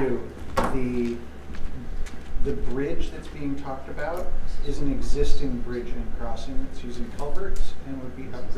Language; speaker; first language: English; native; English